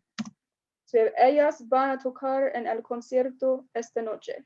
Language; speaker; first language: Spanish; non-native, fluent; English